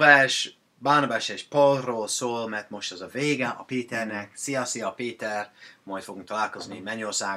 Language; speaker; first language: Hungarian; non-native, learner; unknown